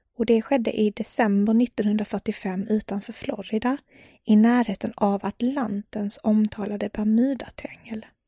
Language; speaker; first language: Swedish; native; Swedish